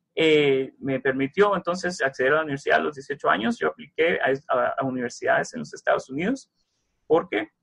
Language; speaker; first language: Spanish; native; Spanish